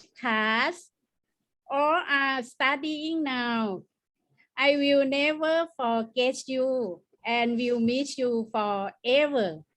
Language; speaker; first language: English; non-native, learner; Thai